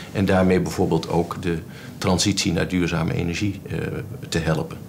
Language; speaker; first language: Dutch; native; Dutch